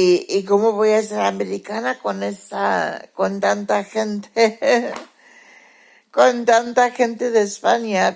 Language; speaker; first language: Spanish; early bilingual, heritage; Spanish